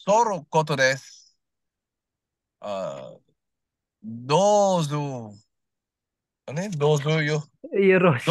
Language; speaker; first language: Japanese; non-native, learner; Filipino